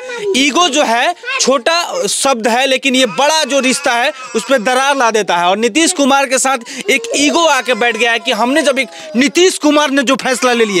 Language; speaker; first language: Hindi; native; Hindi